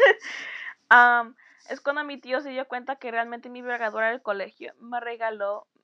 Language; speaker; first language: Spanish; early bilingual, heritage; Spanish